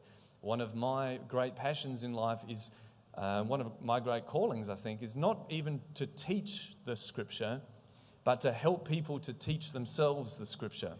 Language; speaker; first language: English; native; English